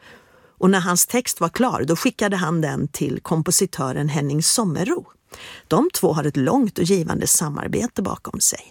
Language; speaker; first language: Swedish; native; Swedish